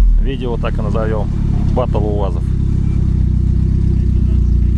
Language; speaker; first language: Russian; native; Russian